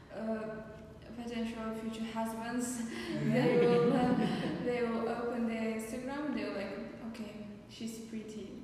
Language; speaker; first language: English; non-native, fluent; Kazakh